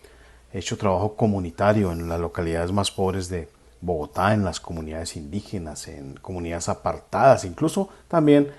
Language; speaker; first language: Spanish; native; Spanish